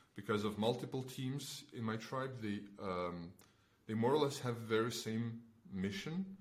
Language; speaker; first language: English; non-native, fluent; Belarusian